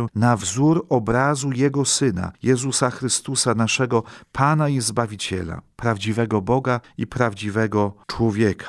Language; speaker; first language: Polish; native; Polish